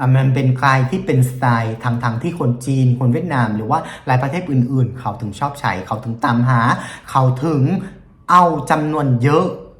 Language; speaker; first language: Thai; non-native, fluent; Vietnamese